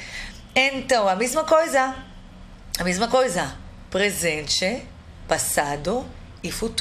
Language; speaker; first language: Portuguese; non-native, fluent; Hebrew